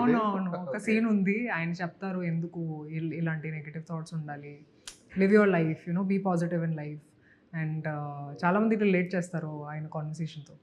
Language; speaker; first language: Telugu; non-native, fluent; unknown